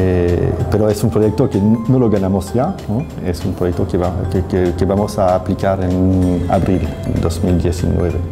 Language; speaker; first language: Spanish; non-native, fluent; French